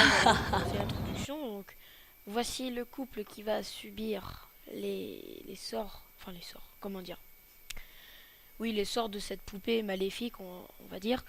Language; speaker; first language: French; native; French